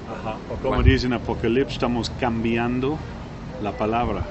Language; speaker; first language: Spanish; non-native, learner; English